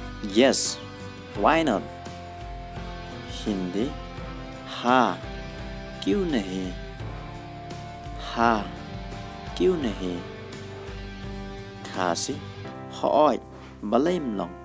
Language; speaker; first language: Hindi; non-native, learner; Khasi